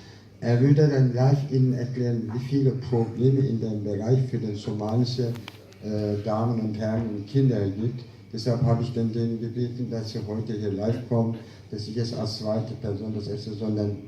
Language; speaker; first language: German; non-native, fluent; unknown